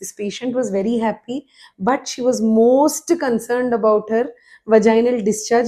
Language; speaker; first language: English; non-native, local second language; Telugu